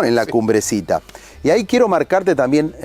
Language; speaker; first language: Spanish; native; Spanish